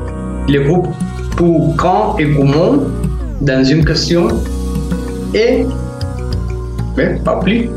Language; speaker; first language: French; non-native, fluent; Spanish